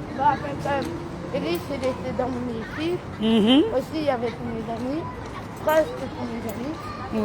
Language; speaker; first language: French; early bilingual, other home language; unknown